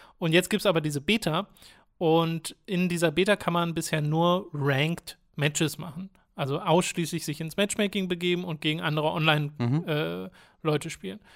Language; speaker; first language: German; native; German